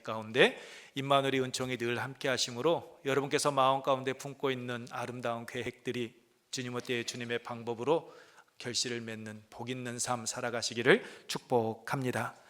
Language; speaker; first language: Korean; native; Korean